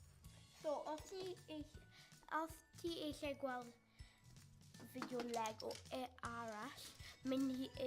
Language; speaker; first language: Welsh; non-native, local second language; English